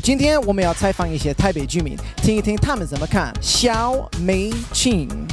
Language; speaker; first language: Chinese; non-native, fluent; English